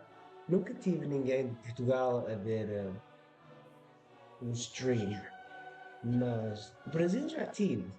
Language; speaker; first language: Portuguese; early bilingual, heritage; Portuguese